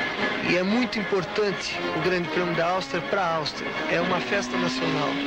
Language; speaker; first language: Portuguese; native; Portuguese